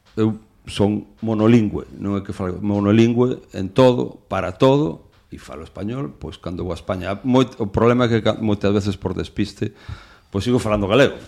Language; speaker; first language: Galician; non-native, local second language; Spanish